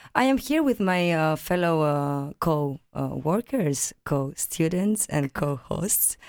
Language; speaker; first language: English; non-native, fluent; Greek